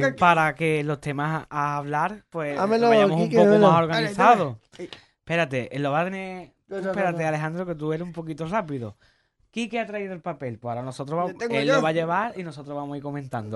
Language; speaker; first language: Spanish; native; Spanish